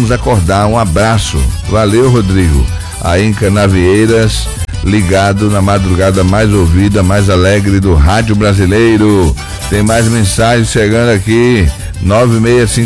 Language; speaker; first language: Portuguese; native; Portuguese